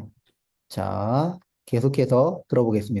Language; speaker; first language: Korean; native; Korean